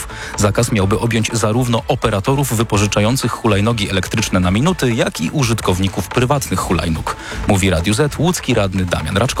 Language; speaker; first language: Polish; native; Polish